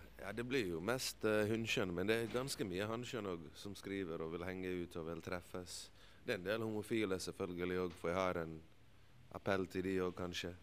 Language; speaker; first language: Norwegian; early bilingual, other home language; Bosnian